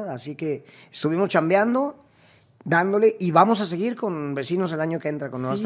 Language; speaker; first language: Spanish; native; Spanish